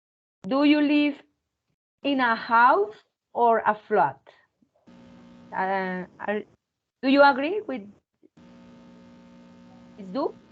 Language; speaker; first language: English; non-native, fluent; Spanish